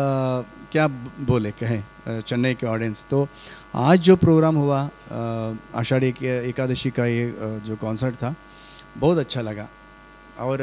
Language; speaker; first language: Hindi; non-native, local second language; Kannada